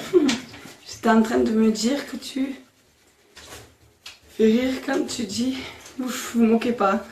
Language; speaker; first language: French; native; French